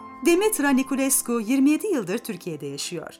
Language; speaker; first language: Turkish; native; Turkish